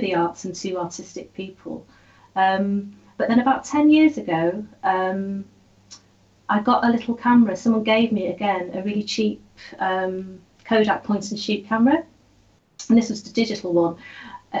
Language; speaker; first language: English; native; English